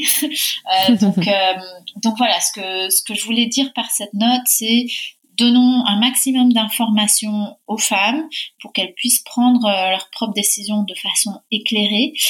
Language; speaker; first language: French; early bilingual, heritage; Spanish